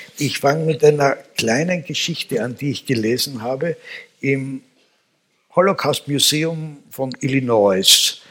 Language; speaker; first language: German; native; German